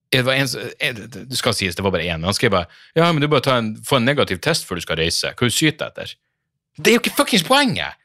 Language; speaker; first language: Norwegian; native; Norwegian